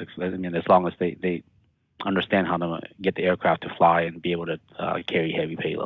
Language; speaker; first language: English; native; English